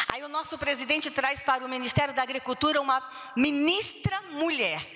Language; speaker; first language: Portuguese; native; Portuguese